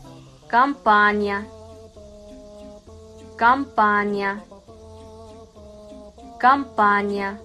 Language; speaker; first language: Russian; non-native, fluent; Kazakh